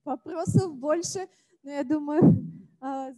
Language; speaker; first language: Russian; native; Russian